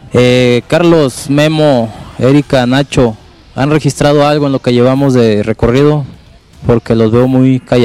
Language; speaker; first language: Spanish; native; Spanish